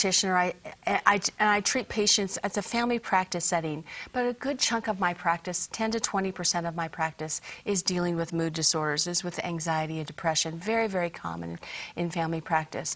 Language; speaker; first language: English; native; English